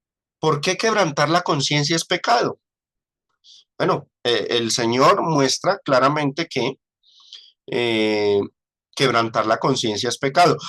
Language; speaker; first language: Spanish; native; Spanish